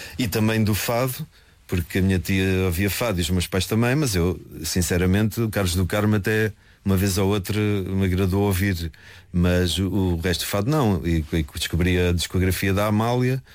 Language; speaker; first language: Portuguese; native; Portuguese